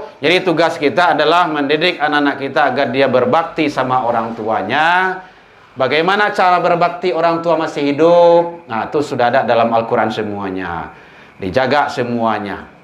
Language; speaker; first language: Malay; non-native, local second language; Minangkabau